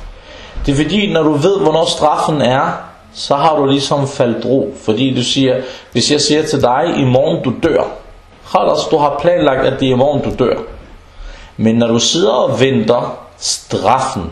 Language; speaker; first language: Danish; non-native, local second language; Arabic